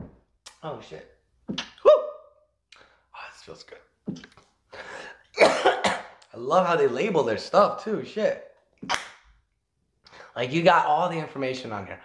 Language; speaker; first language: English; native; English